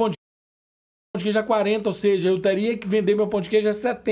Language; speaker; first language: Portuguese; native; Portuguese